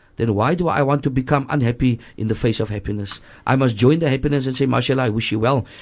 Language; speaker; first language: English; native; English